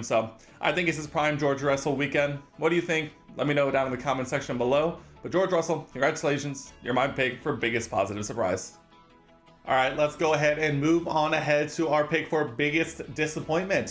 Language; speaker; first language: English; native; English